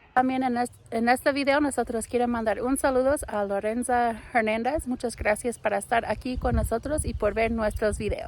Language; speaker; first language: Spanish; non-native, learner; English